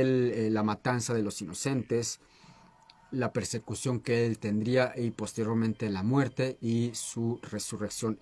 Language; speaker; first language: Spanish; native; Spanish